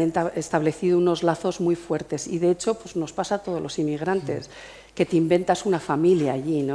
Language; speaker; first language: Spanish; native; Spanish